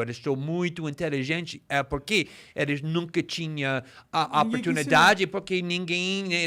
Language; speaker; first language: Portuguese; non-native, fluent; English